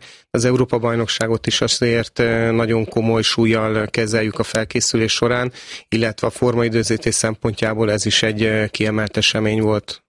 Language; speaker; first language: Hungarian; native; Hungarian